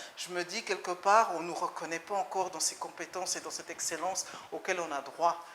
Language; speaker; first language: French; early bilingual, other home language; Lingala